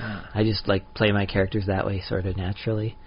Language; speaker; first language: English; native; English